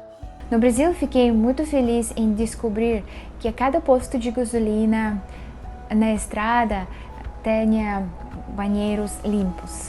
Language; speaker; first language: Portuguese; non-native, fluent; Russian